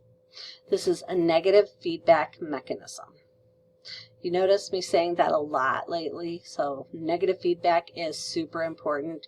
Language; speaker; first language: English; native; English